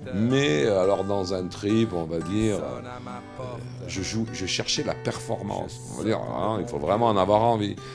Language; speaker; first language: French; native; French